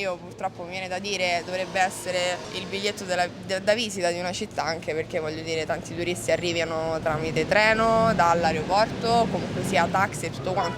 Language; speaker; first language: Italian; native; Italian